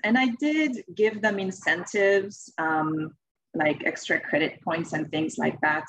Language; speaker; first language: English; non-native, fluent; French